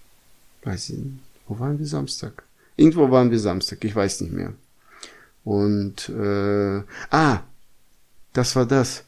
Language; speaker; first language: German; non-native, fluent; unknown